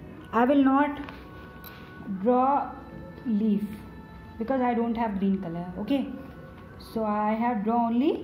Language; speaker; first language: Hindi; native; Hindi